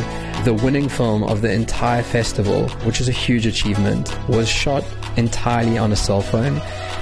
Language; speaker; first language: English; native; English